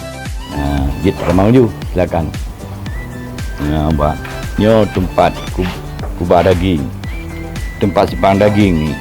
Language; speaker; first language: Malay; non-native, local second language; Achinese